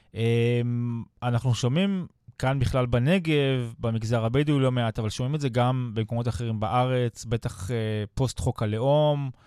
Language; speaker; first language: Hebrew; native; Hebrew